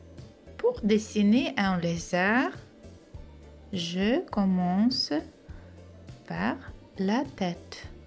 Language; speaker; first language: French; non-native, fluent; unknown